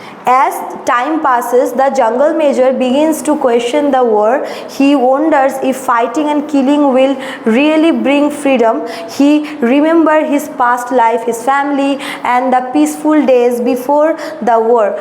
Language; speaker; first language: English; non-native, local second language; Bangla